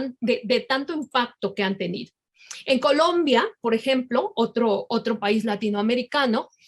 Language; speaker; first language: Spanish; native; Spanish